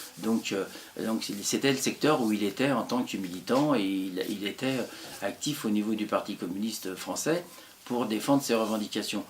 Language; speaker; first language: French; early bilingual, other home language; Italian